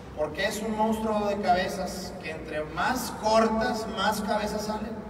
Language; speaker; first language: Spanish; native; Spanish